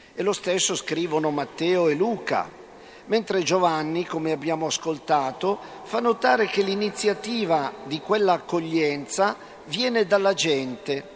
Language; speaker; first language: Italian; native; Italian